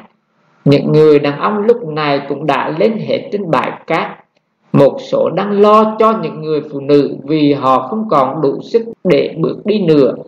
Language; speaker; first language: Vietnamese; native; Vietnamese